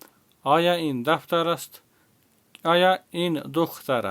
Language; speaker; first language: Persian; non-native, fluent; Urdu